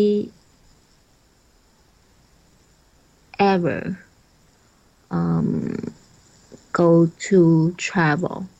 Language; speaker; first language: English; non-native, learner; Chinese